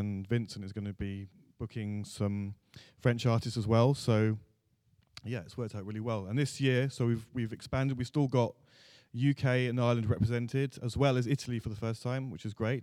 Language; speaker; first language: English; native; English